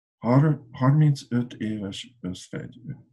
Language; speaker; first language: Hungarian; non-native, learner; English